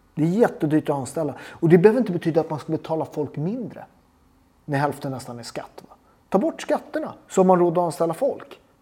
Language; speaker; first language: Swedish; native; Swedish